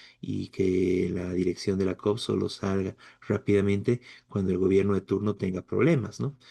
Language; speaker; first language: Spanish; native; Spanish